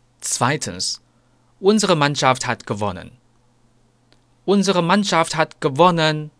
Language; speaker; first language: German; non-native, fluent; Chinese